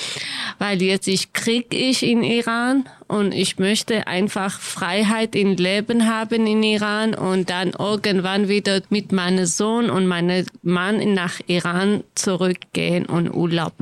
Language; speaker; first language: German; non-native, learner; Kurdish